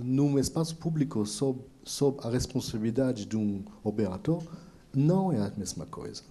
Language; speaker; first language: Portuguese; non-native, fluent; French